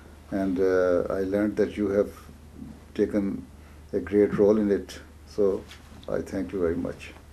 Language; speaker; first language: English; non-native, local second language; Urdu